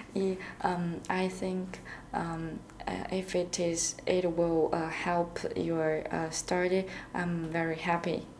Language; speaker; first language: English; non-native, learner; Chinese